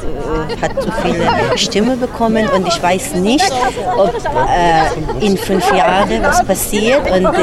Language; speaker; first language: German; non-native, fluent; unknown